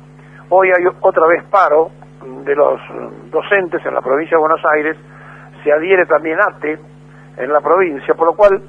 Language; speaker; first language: Spanish; native; Spanish